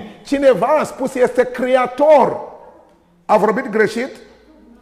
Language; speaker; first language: Romanian; non-native, learner; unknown